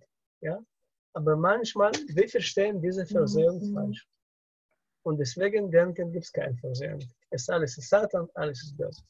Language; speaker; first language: German; non-native, learner; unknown